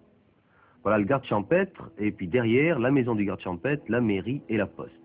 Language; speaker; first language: French; native; French